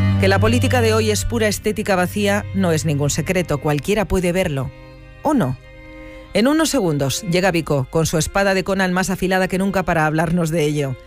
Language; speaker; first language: Spanish; native; Spanish